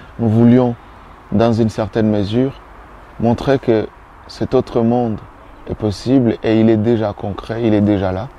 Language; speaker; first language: French; native; French